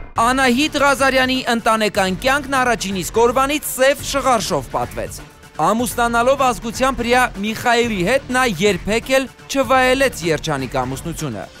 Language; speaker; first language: Armenian; native; Armenian